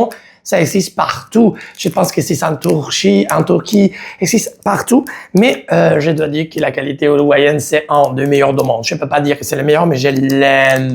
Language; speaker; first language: French; non-native, learner; Spanish